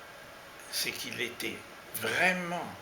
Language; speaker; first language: French; native; French